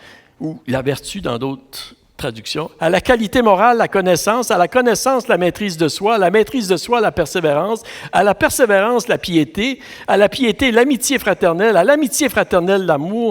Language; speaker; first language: French; native; French